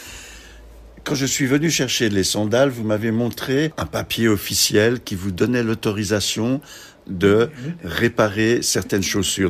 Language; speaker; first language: French; native; French